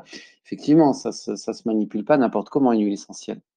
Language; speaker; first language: French; native; French